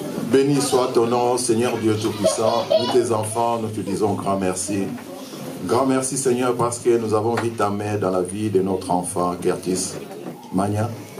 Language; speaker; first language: French; non-native, local second language; Lingala